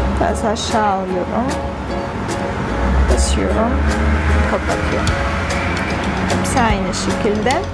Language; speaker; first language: Turkish; non-native, fluent; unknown